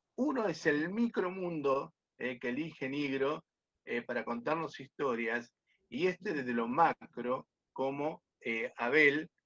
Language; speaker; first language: Spanish; native; Spanish